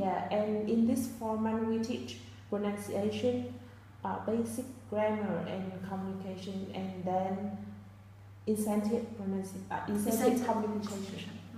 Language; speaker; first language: English; non-native, fluent; Vietnamese